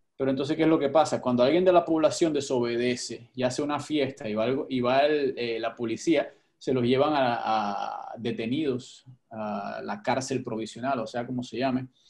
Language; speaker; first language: Spanish; native; Spanish